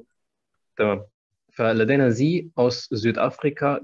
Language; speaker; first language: German; non-native, fluent; Arabic